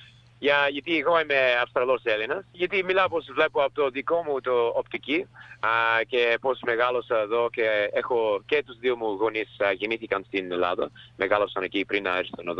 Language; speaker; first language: Greek; early bilingual, heritage; English